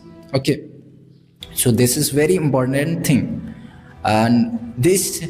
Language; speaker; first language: English; non-native, learner; Bhojpuri